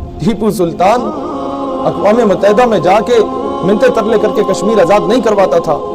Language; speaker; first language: Urdu; non-native, local second language; Punjabi